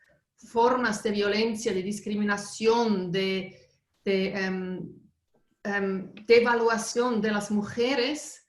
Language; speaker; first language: Spanish; non-native, fluent; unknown